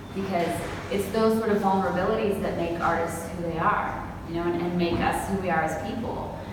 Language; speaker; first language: English; native; English